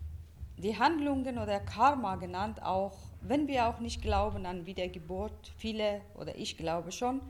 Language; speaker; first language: German; non-native, fluent; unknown